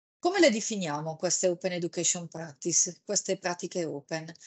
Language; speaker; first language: Italian; native; Italian